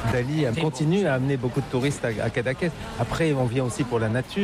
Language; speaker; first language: French; native; French